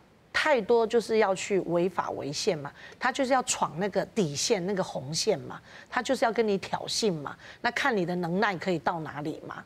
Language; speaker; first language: Chinese; native; Chinese